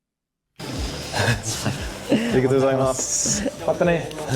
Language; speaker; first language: Japanese; non-native, learner; English